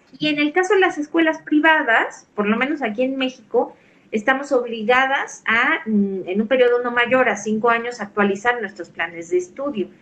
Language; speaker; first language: Spanish; native; Spanish